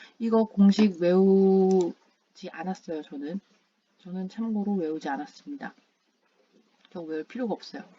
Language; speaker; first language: Korean; non-native, fluent; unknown